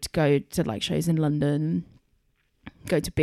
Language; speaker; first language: English; native; English